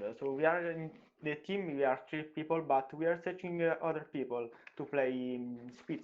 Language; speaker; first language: English; non-native, learner; Italian